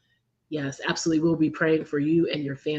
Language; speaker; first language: English; native; English